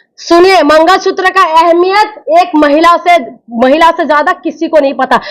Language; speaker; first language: Hindi; non-native, local second language; Assamese